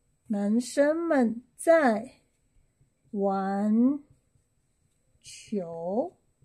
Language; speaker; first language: Chinese; non-native, learner; English